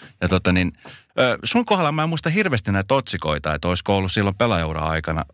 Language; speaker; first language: Finnish; native; Finnish